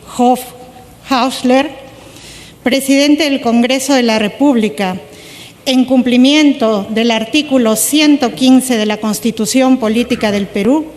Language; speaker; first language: Spanish; native; Spanish